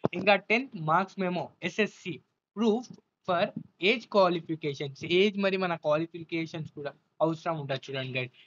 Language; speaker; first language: Telugu; non-native, local second language; Urdu